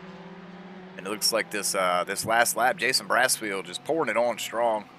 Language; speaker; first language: English; native; English